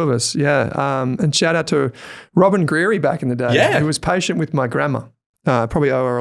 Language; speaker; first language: English; native; English